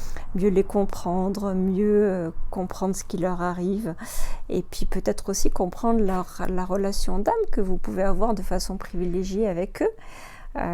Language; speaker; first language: French; native; French